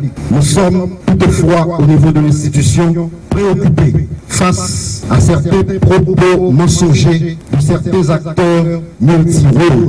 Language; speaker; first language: French; non-native, local second language; Haitian Creole